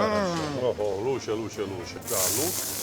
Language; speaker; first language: Russian; non-native, learner; Italian